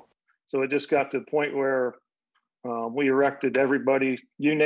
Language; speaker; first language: English; native; English